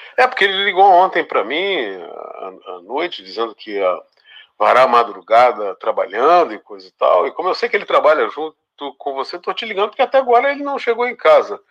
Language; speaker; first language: Portuguese; native; Portuguese